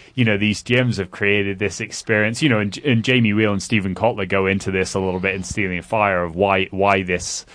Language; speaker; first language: English; native; English